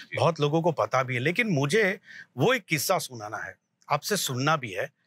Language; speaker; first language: Hindi; non-native, local second language; Gujarati